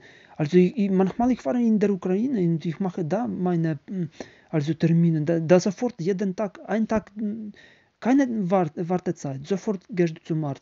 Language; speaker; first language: German; non-native, learner; Ukrainian